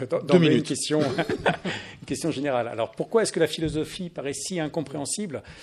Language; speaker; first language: French; native; French